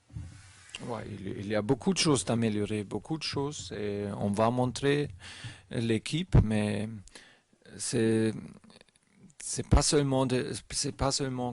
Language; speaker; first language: French; non-native, learner; German